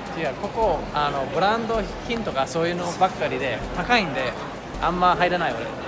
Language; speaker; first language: Japanese; non-native, fluent; English